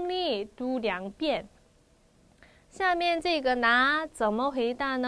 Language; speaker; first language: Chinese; non-native, fluent; Korean